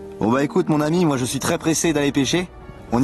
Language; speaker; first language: French; native; French